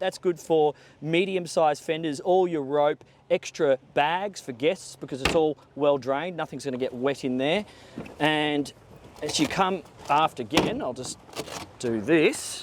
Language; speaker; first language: English; native; English